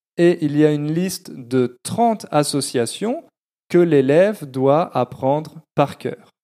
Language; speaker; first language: French; native; French